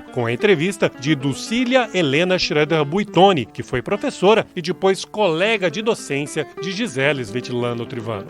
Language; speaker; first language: Portuguese; native; Portuguese